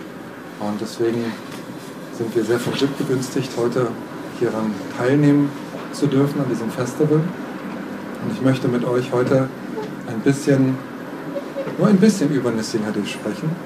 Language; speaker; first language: German; native; German